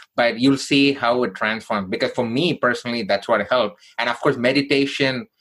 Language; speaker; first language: English; non-native, local second language; Tamil